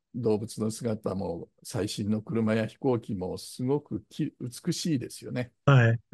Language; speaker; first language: Japanese; native; Japanese